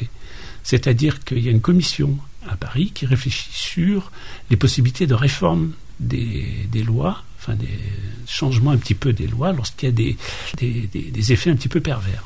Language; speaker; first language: French; native; French